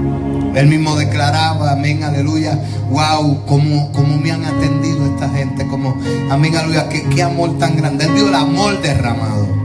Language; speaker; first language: Spanish; native; Spanish